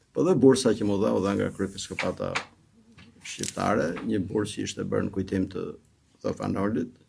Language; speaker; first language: Albanian; native; Albanian